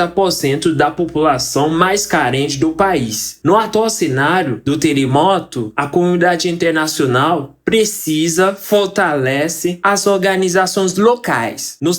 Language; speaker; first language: Portuguese; non-native, fluent; Haitian Creole